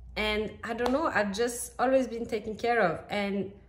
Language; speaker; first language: English; non-native, fluent; French